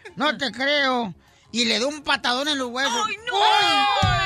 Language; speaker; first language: Spanish; native; Spanish